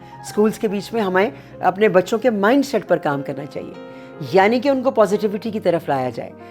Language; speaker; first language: Urdu; native; Urdu